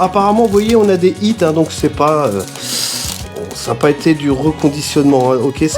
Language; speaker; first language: French; native; French